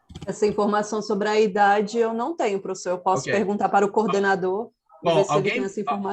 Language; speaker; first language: Portuguese; native; Portuguese